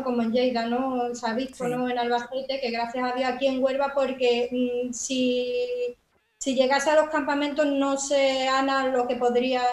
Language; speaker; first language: Spanish; native; Spanish